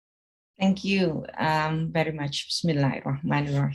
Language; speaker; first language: English; non-native, learner; Indonesian